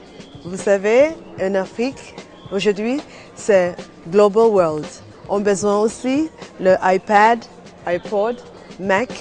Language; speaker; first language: French; non-native, learner; Swahili